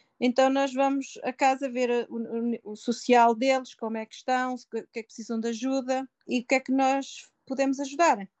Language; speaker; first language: Portuguese; native; Portuguese